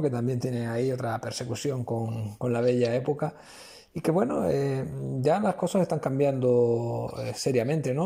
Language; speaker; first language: Spanish; native; Spanish